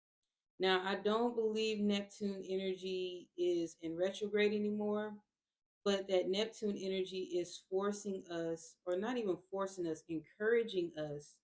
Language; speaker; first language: English; native; English